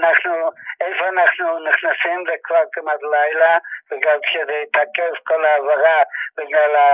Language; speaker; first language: Hebrew; non-native, fluent; Yiddish